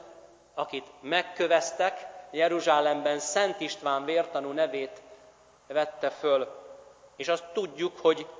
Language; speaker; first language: Hungarian; native; Hungarian